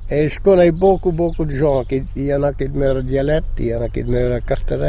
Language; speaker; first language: French; non-native, local second language; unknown